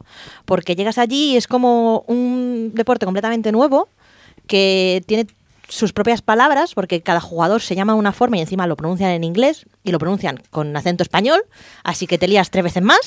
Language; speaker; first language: Spanish; native; Spanish